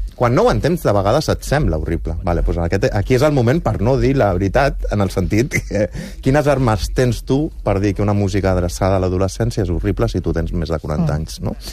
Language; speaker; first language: Catalan; native; Catalan